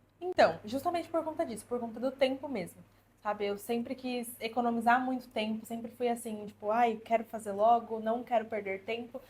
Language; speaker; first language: Portuguese; native; Portuguese